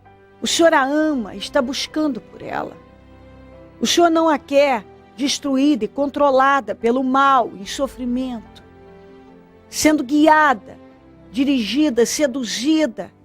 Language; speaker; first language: Portuguese; native; Portuguese